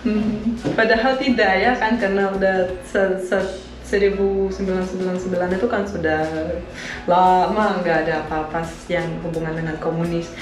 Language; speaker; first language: Indonesian; non-native, fluent; Russian